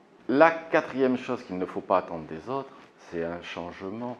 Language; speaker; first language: French; native; French